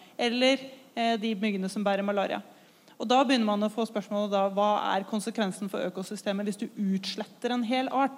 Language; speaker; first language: Norwegian; native; Norwegian